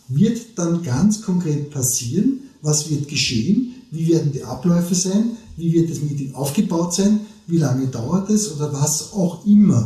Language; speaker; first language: German; native; German